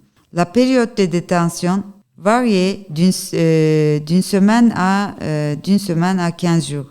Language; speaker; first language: French; non-native, learner; Turkish